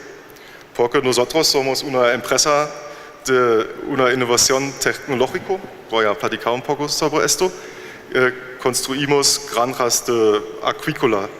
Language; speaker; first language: Spanish; non-native, learner; German